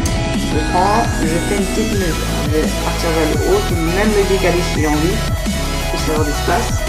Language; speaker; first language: French; native; French